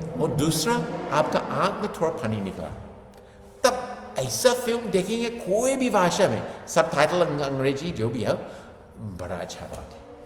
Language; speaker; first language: Hindi; non-native, fluent; English